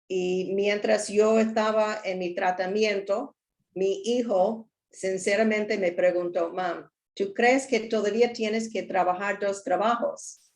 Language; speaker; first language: Spanish; non-native, learner; English